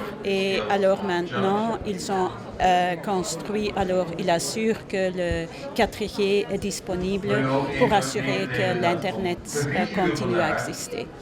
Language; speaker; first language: French; non-native, fluent; Dutch